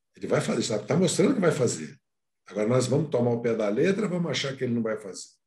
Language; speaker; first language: Portuguese; native; Portuguese